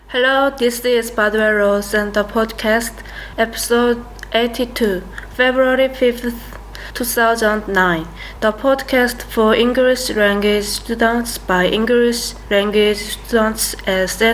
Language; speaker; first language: English; non-native, learner; Korean